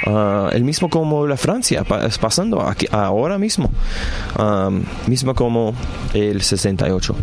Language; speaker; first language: Spanish; non-native, learner; English